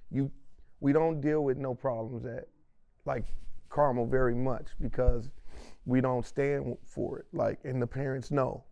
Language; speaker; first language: English; native; English